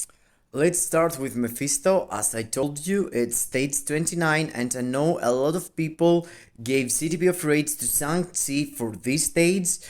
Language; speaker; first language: English; non-native, fluent; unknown